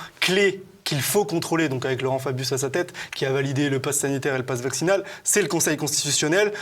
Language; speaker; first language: French; native; French